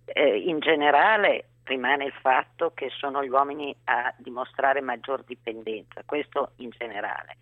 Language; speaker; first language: Italian; native; Italian